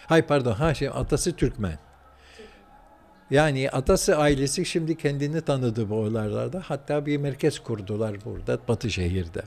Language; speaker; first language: Turkish; early bilingual, heritage; Turkish